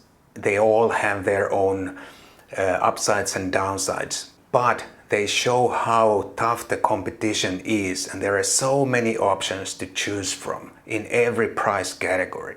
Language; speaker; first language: English; non-native, fluent; Finnish